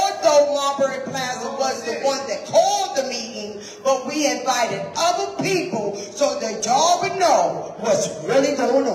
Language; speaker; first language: English; native; English